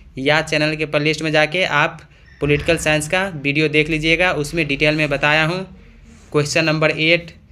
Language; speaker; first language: Hindi; native; Hindi